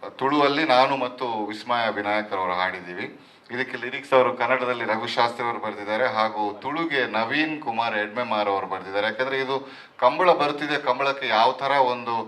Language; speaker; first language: Kannada; non-native, local second language; Tulu